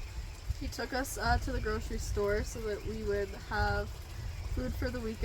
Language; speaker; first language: English; native; English